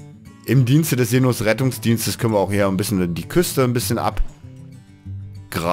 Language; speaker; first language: German; native; German